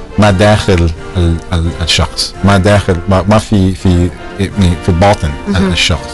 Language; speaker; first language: Arabic; non-native, fluent; English